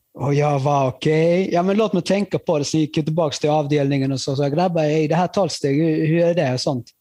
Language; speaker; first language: Swedish; early bilingual, other home language; Spanish